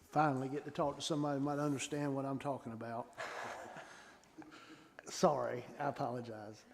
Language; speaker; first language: English; native; English